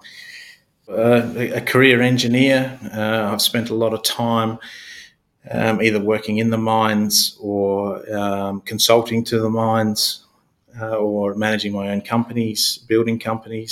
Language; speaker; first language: English; native; English